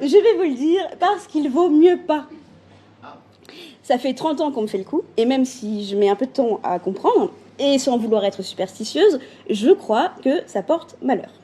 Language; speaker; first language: French; native; French